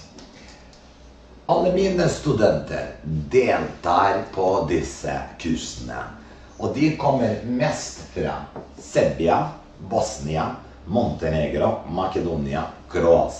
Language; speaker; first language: Norwegian; non-native, fluent; Serbian